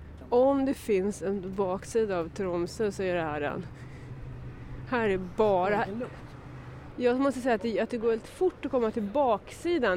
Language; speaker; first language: Swedish; native; Swedish